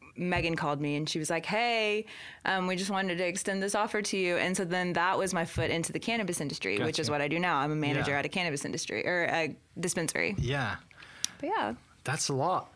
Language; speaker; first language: English; native; English